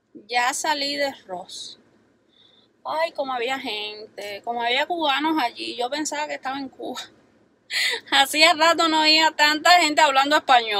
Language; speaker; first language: Spanish; native; Spanish